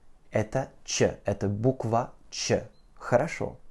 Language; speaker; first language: Russian; non-native, fluent; French